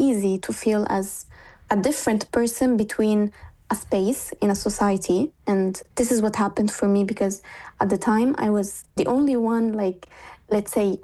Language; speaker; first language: English; non-native, fluent; Italian